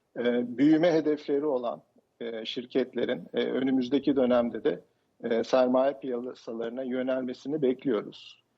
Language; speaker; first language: Turkish; native; Turkish